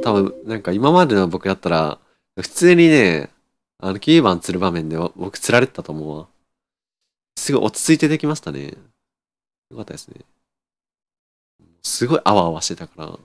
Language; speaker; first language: Japanese; native; Japanese